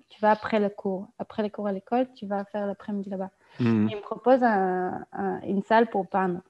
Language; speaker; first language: French; non-native, fluent; Hebrew